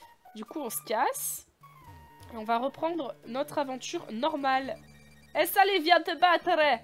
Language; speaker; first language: French; native; French